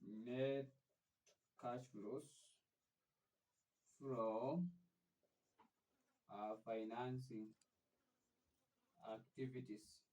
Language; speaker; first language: English; non-native, local second language; Swahili